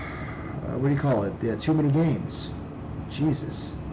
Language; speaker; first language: English; native; English